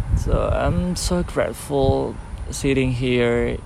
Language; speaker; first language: English; non-native, fluent; Indonesian